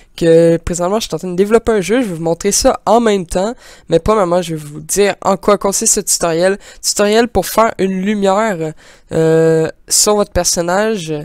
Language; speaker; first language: French; native; French